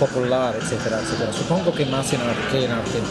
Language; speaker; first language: Spanish; non-native, fluent; English